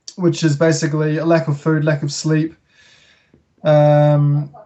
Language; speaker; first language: English; native; English